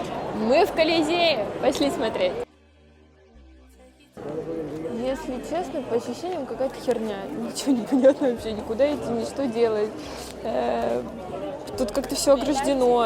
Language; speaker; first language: Russian; native; Russian